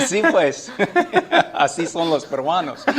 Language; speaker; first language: Spanish; non-native, fluent; English